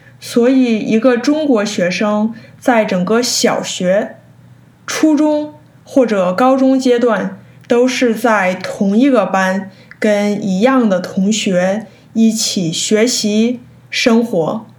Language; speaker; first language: Chinese; early bilingual, heritage; Chinese